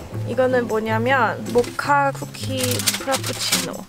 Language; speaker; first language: Korean; early bilingual, heritage; English